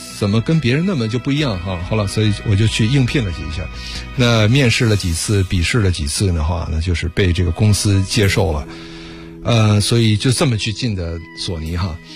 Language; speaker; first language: Chinese; early bilingual, other home language; Japanese